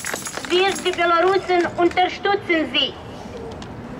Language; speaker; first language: German; non-native, learner; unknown